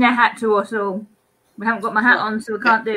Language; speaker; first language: English; native; English